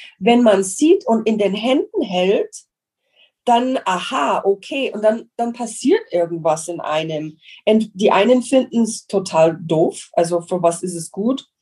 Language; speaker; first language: German; non-native, fluent; English